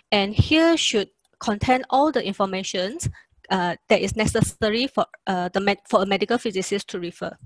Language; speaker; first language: English; non-native, local second language; Chinese